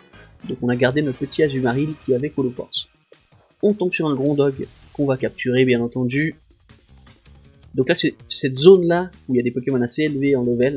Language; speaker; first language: French; native; French